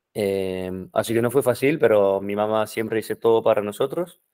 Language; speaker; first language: Spanish; non-native, fluent; French